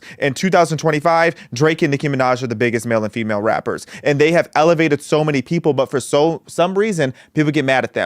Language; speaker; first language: English; native; English